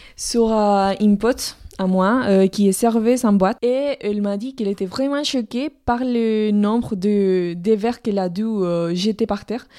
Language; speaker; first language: French; non-native, fluent; Spanish